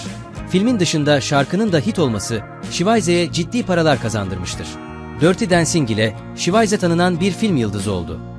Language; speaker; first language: Turkish; native; Turkish